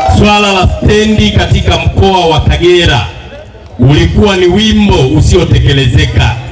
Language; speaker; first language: Swahili; native; Swahili